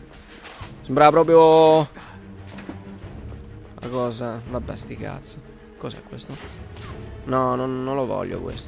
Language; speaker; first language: Italian; native; Italian